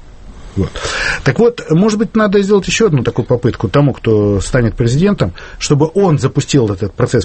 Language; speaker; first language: Russian; native; Russian